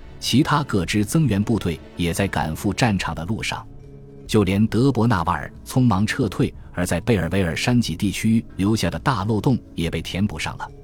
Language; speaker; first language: Chinese; native; Chinese